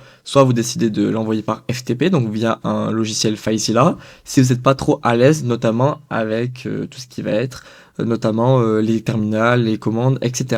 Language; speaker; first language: French; native; French